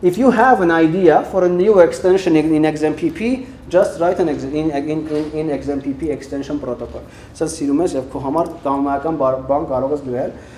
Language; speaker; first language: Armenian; early bilingual, heritage; Armenian